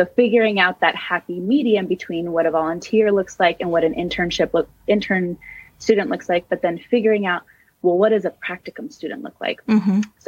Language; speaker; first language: English; native; English